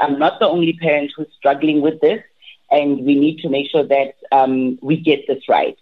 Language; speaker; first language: English; non-native, local second language; Tswana